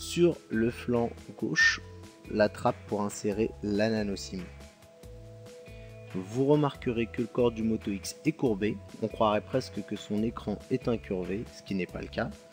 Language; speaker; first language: French; native; French